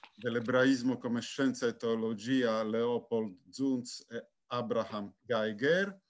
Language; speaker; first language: Italian; non-native, fluent; Polish